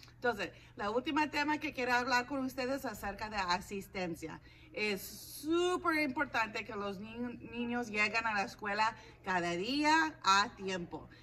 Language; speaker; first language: Spanish; non-native, fluent; English